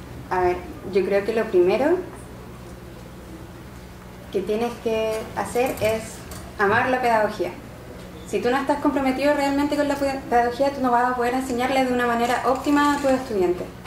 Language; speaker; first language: Spanish; native; Spanish